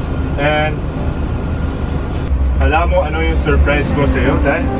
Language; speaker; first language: Filipino; non-native, learner; Arabic